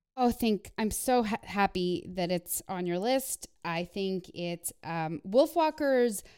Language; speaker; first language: English; non-native, fluent; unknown